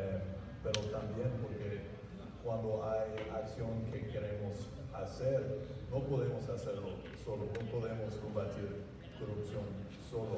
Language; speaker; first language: Spanish; non-native, fluent; English